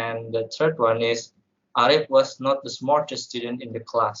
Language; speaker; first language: English; non-native, learner; Indonesian